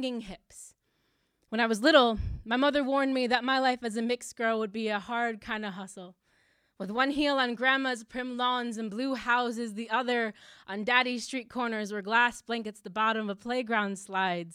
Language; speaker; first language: English; native; English